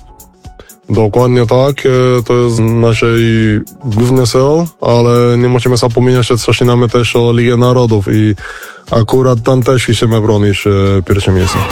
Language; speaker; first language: Polish; non-native, fluent; Spanish